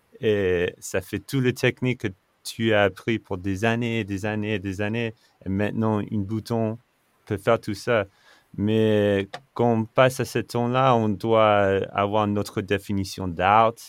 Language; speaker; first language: French; non-native, fluent; English